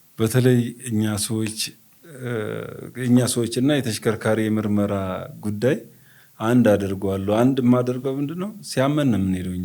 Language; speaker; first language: Amharic; native; Amharic